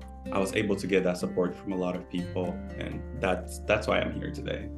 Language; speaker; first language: English; early bilingual, other home language; Portuguese